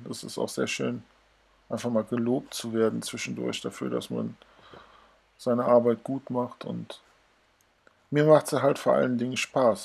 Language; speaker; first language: German; native; German